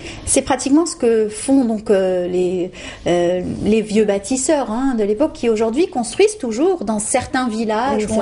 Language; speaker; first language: French; native; French